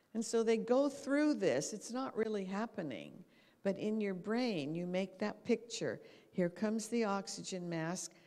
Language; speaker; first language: English; native; English